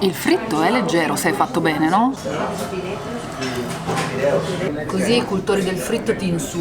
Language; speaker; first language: Italian; native; Italian